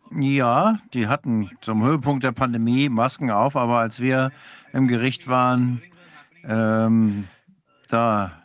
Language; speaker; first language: German; non-native, fluent; Danish